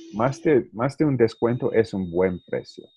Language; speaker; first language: Spanish; non-native, learner; English